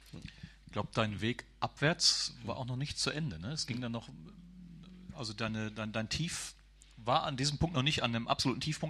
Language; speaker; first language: German; native; German